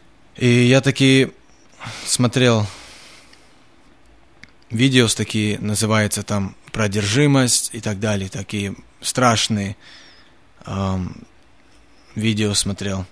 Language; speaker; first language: Russian; early bilingual, heritage; Russian